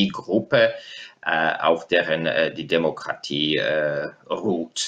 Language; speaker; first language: German; non-native, fluent; Polish